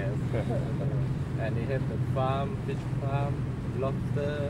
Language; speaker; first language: English; non-native, learner; Thai